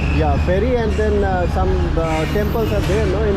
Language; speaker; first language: English; non-native, local second language; Hindi